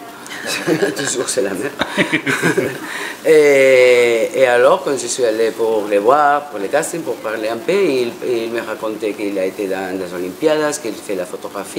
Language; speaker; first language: French; non-native, fluent; Spanish